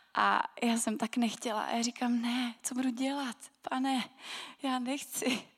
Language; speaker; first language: Czech; native; Czech